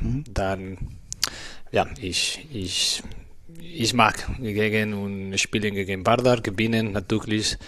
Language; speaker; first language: German; non-native, learner; Spanish